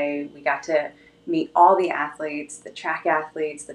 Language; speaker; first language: English; native; English